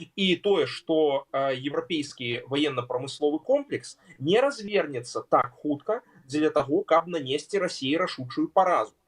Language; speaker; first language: Belarusian; native; Belarusian